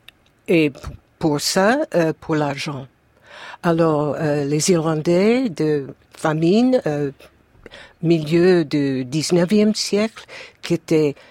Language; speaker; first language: French; non-native, fluent; English